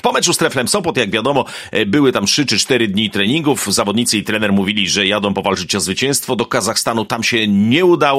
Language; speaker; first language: Polish; native; Polish